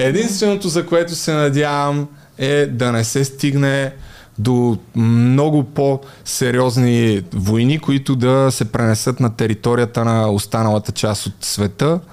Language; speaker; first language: Bulgarian; native; Bulgarian